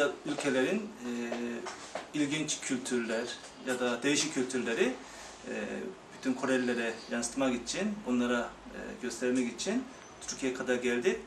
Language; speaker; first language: Turkish; non-native, fluent; Korean